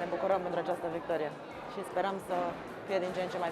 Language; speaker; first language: Romanian; native; Romanian